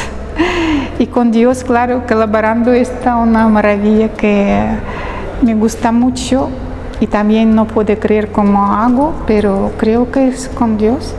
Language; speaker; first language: Spanish; non-native, learner; Russian